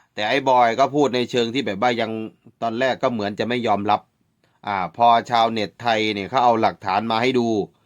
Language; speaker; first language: Thai; native; Thai